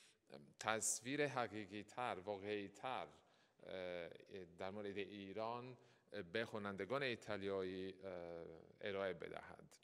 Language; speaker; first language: Persian; non-native, fluent; Italian